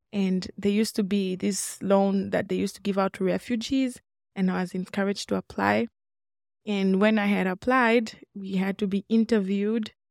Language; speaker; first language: English; non-native, local second language; Swahili